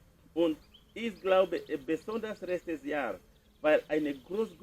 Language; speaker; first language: German; non-native, fluent; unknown